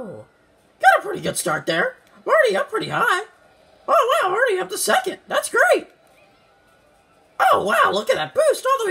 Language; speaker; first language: English; native; English